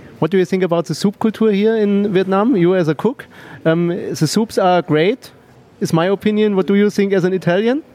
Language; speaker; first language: English; non-native, learner; German